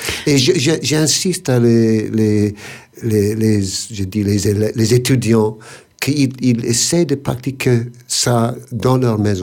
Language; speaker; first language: French; non-native, fluent; English